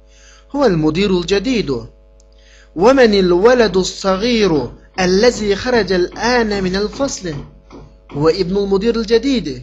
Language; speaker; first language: Arabic; non-native, fluent; Uyghur